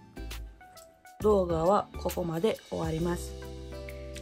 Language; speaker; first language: Japanese; non-native, learner; Indonesian